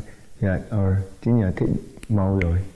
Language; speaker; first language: Vietnamese; early bilingual, heritage; Vietnamese